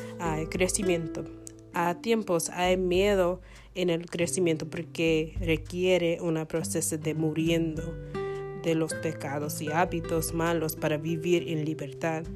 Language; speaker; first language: Spanish; non-native, learner; English